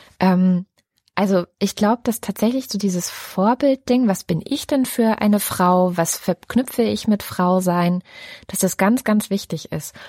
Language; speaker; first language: German; native; German